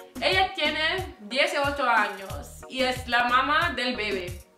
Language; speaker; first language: Spanish; non-native, learner; English